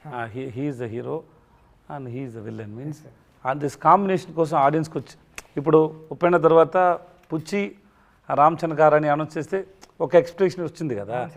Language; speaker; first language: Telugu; non-native, learner; Tamil